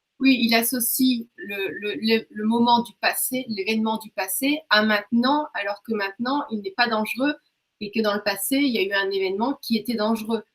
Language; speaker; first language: French; native; French